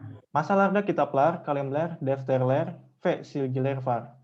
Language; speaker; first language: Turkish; non-native, fluent; Indonesian